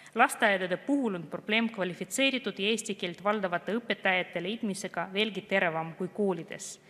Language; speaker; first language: Estonian; non-native, local second language; Russian